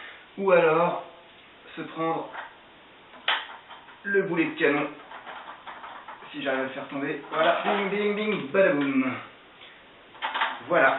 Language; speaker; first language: French; native; French